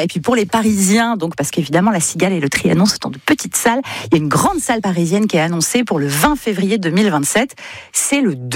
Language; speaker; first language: French; native; French